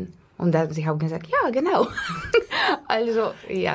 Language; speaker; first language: German; non-native, learner; Russian